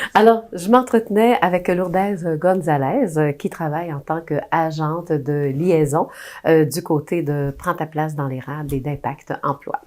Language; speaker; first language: French; native; French